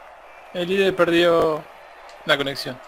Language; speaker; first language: Spanish; native; Spanish